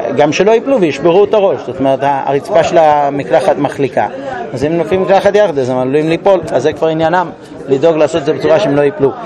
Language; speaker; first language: Hebrew; non-native, fluent; English